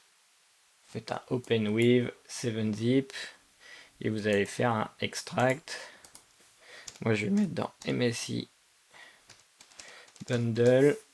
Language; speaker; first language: French; native; French